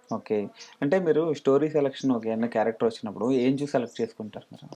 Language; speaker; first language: Telugu; native; Telugu